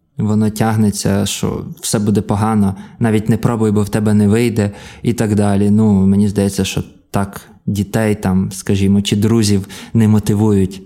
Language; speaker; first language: Ukrainian; native; Ukrainian